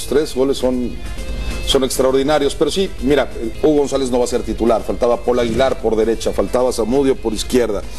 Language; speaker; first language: Spanish; native; Spanish